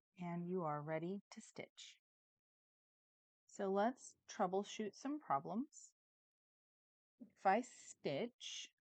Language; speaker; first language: English; native; English